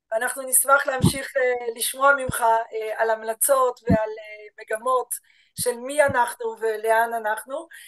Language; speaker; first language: Hebrew; non-native, fluent; French